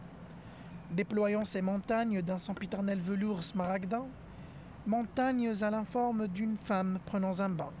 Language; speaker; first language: French; non-native, local second language; Arabic